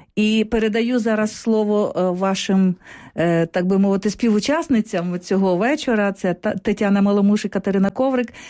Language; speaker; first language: Ukrainian; native; Ukrainian